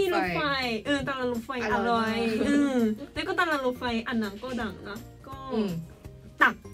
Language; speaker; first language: Thai; non-native, learner; Korean